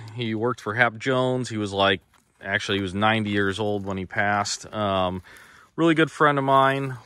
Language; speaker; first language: English; native; English